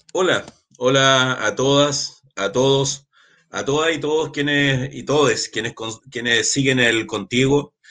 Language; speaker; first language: Spanish; native; Spanish